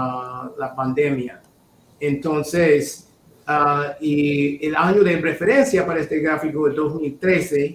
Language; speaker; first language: Spanish; non-native, fluent; English